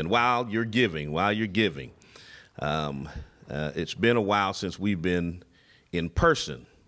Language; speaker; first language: English; native; English